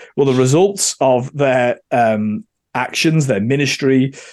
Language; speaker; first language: English; native; English